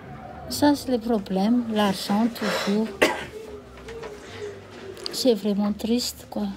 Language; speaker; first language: French; non-native, local second language; Malagasy